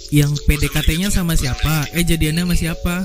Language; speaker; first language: Indonesian; native; Indonesian